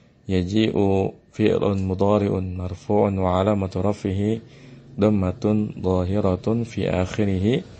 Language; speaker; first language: Arabic; non-native, fluent; Indonesian